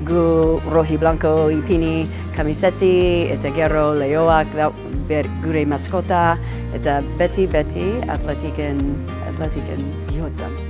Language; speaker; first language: Basque; early bilingual, heritage; English